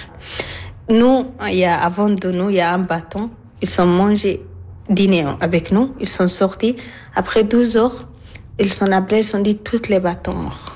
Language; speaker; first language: French; non-native, learner; Arabic